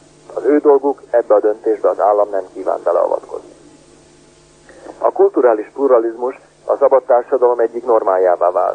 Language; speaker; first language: Hungarian; native; Hungarian